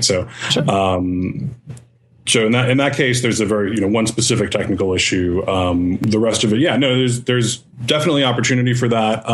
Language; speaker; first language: English; native; English